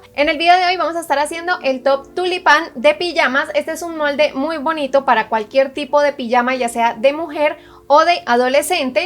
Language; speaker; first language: Spanish; native; Spanish